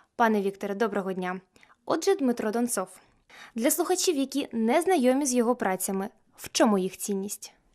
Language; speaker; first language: Ukrainian; native; Ukrainian